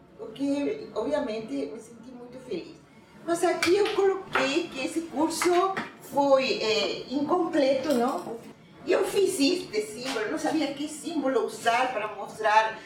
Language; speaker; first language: Portuguese; non-native, fluent; Spanish